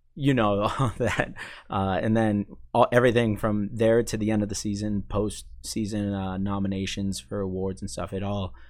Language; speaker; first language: English; native; English